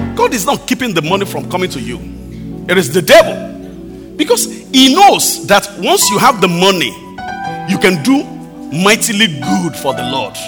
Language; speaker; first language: English; non-native, local second language; Yoruba